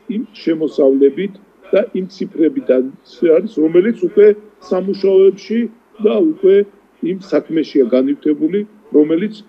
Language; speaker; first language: Georgian; native; Georgian